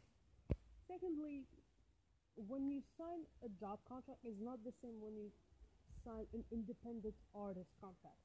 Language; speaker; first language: English; non-native, fluent; Arabic